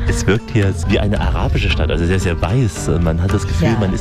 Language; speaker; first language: German; native; German